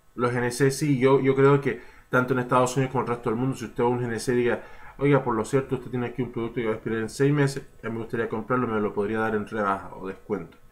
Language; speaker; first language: Spanish; early bilingual, heritage; Spanish